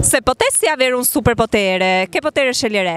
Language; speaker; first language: Italian; native; Italian